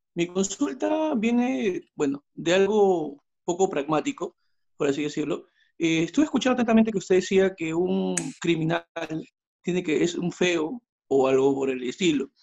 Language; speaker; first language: Spanish; native; Spanish